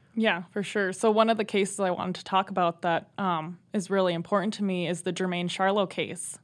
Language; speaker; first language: English; native; English